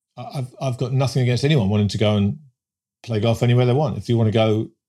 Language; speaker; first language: English; native; English